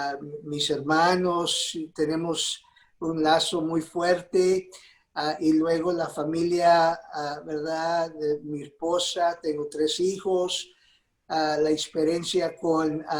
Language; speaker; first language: Spanish; early bilingual, heritage; Spanish